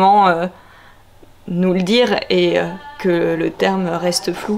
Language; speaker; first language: French; native; French